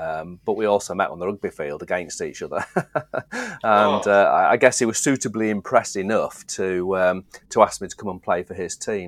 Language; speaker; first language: English; native; English